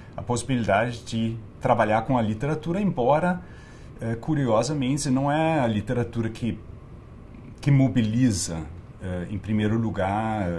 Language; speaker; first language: Portuguese; non-native, fluent; Danish